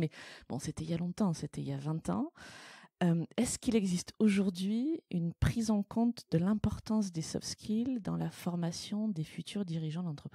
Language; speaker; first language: French; native; French